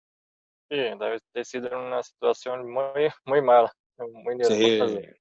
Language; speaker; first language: Spanish; non-native, fluent; Portuguese